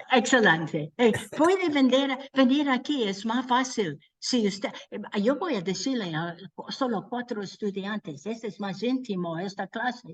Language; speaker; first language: Spanish; non-native, learner; English